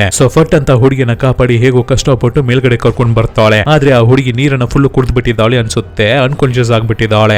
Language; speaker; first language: Kannada; native; Kannada